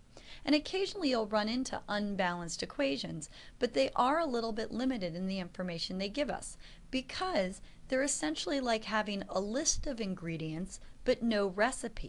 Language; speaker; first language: English; native; English